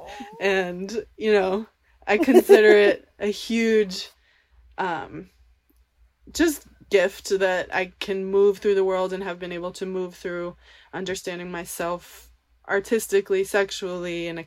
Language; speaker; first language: English; native; English